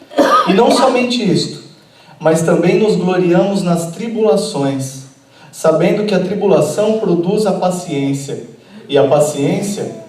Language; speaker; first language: Portuguese; native; Portuguese